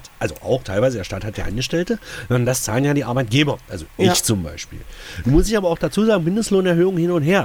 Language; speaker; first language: German; native; German